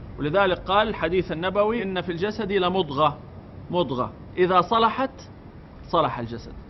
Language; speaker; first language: Arabic; native; Arabic